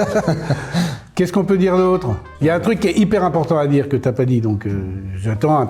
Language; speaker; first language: French; native; French